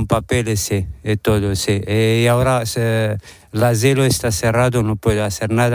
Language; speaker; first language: Spanish; non-native, learner; Arabic